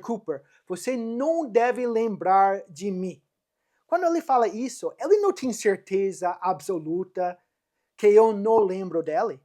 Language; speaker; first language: Portuguese; non-native, fluent; English